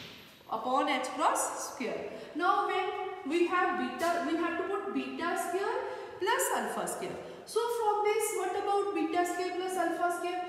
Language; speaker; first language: English; non-native, local second language; Hindi